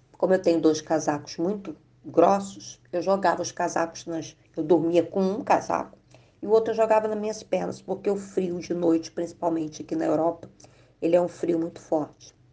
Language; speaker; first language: Portuguese; native; Portuguese